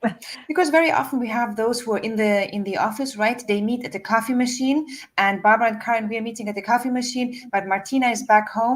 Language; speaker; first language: English; non-native, fluent; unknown